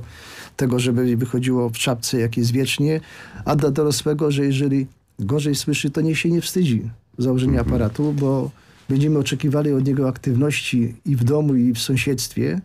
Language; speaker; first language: Polish; native; Polish